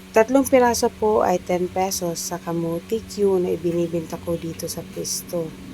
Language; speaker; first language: Filipino; non-native, local second language; Iloko